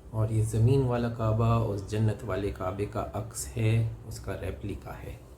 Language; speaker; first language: Hindi; native; Hindi